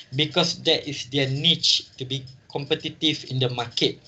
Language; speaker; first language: English; non-native, local second language; Malay